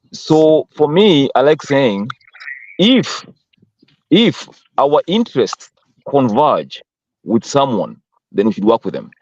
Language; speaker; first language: English; non-native, local second language; Swahili